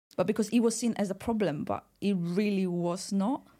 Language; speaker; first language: English; non-native, fluent; Italian